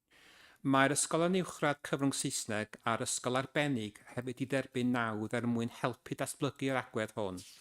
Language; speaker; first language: Welsh; native; Welsh